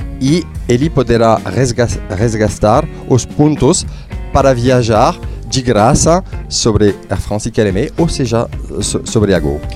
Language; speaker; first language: Portuguese; non-native, fluent; French